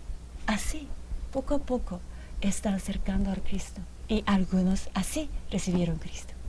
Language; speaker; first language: Spanish; non-native, fluent; Japanese